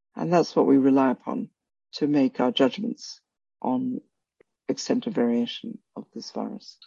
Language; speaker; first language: English; non-native, local second language; Bangla